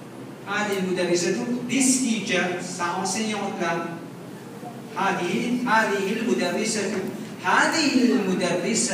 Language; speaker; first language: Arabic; non-native, fluent; Morisyen